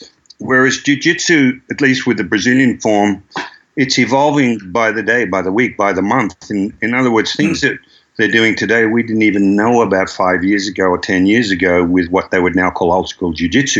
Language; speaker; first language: English; native; English